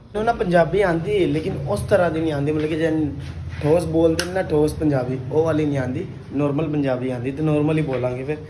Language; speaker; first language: Punjabi; non-native, local second language; Urdu